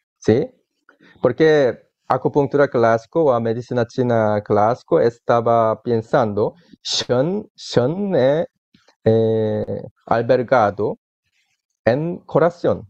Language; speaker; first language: Spanish; non-native, learner; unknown